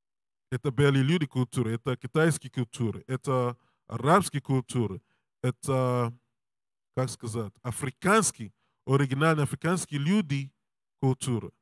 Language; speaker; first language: Russian; non-native, learner; English